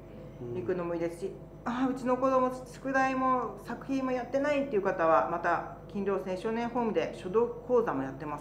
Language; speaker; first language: Japanese; native; Japanese